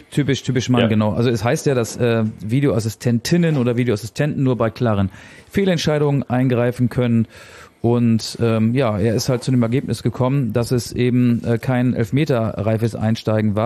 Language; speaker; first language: German; native; German